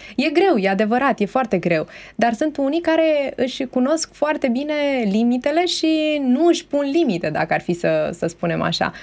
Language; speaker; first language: Romanian; native; Romanian